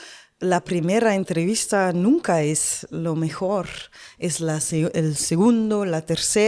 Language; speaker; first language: Spanish; non-native, learner; Dutch